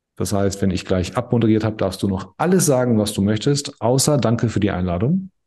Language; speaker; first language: German; native; German